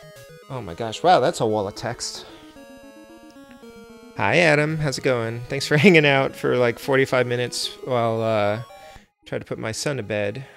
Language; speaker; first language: English; native; English